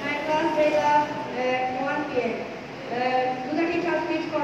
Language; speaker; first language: English; non-native, learner; Bangla